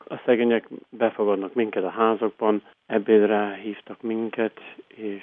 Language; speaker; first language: Hungarian; non-native, learner; English